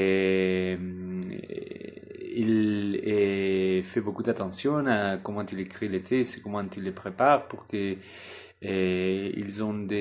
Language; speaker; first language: French; non-native, learner; Spanish